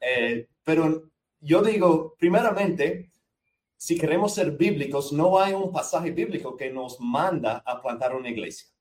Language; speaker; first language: Spanish; non-native, fluent; English